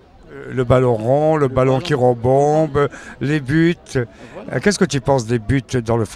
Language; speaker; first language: French; native; French